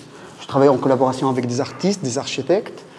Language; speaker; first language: French; non-native, local second language; Arabic